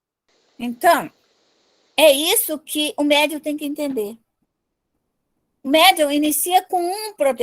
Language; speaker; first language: Portuguese; native; Portuguese